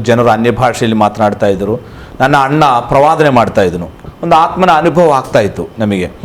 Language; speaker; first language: Kannada; non-native, local second language; Malayalam